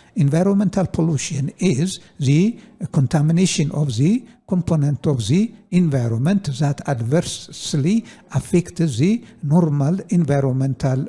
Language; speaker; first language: English; non-native, local second language; Amharic